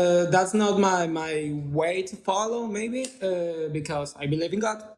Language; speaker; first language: English; non-native, learner; Spanish